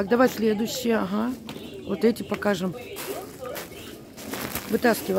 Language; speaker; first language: Russian; native; Russian